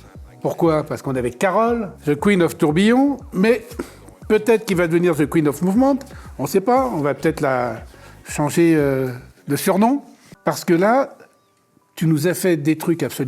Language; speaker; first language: French; native; French